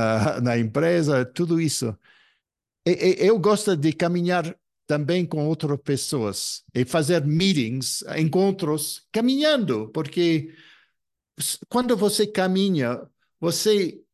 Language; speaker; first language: Portuguese; non-native, fluent; English